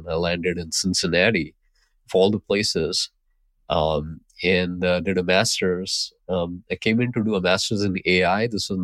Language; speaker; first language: English; non-native, local second language; Hindi